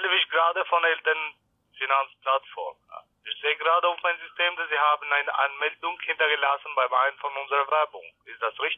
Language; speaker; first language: German; non-native, learner; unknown